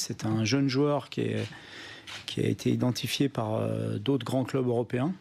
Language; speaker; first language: French; native; French